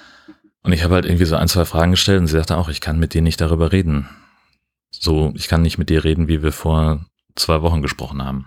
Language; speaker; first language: German; native; German